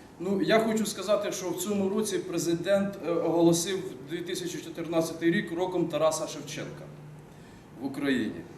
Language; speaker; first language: Ukrainian; native; Ukrainian